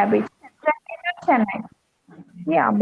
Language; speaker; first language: English; non-native, learner; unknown